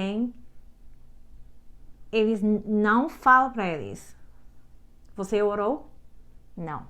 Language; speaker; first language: Portuguese; non-native, learner; English